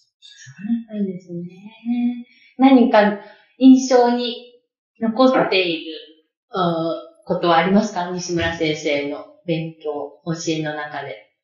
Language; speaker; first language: Japanese; native; Japanese